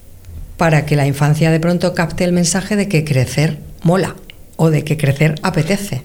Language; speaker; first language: Spanish; native; Spanish